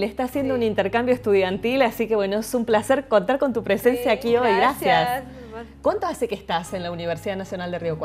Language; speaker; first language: Spanish; native; Spanish